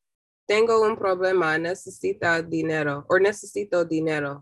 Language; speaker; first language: Spanish; non-native, learner; English